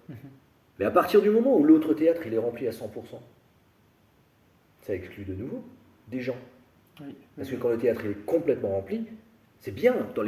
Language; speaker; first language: French; native; French